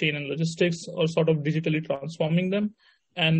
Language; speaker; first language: English; non-native, local second language; Hindi